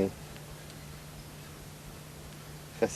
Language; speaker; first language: French; non-native, learner; English